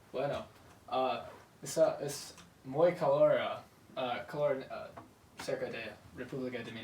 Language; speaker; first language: Spanish; non-native, learner; English